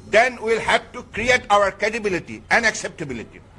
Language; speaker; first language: English; non-native, local second language; Assamese